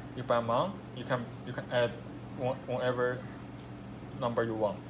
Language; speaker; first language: English; non-native, learner; Chinese